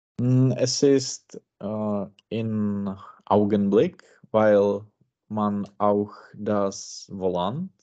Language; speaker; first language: German; non-native, learner; Czech